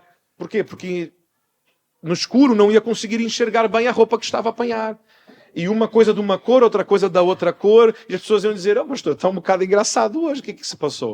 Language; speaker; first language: Portuguese; native; Portuguese